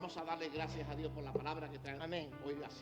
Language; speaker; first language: Spanish; native; Spanish